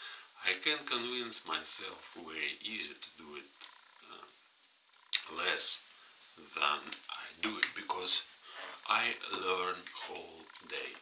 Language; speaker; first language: English; non-native, fluent; Russian